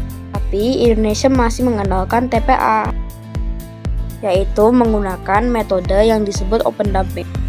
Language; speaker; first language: Indonesian; native; Indonesian